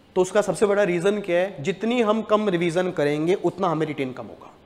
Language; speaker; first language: Hindi; native; Hindi